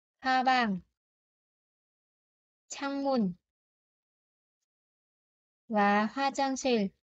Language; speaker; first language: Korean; non-native, fluent; Vietnamese